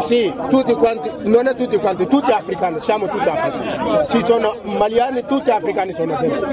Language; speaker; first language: Italian; non-native, learner; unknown